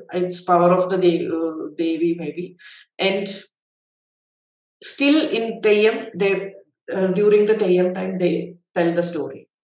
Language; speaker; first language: English; non-native, local second language; Malayalam